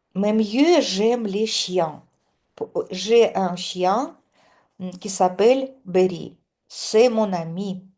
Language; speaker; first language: French; non-native, learner; Russian